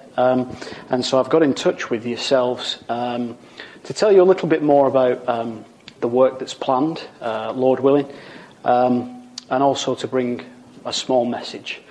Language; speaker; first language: English; native; English